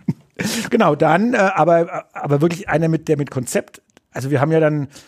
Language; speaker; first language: German; native; German